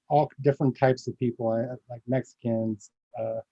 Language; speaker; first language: English; early bilingual, other home language; Filipino